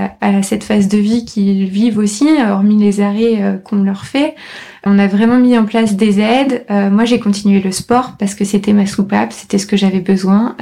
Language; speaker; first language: French; native; French